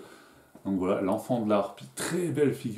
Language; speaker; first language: French; native; French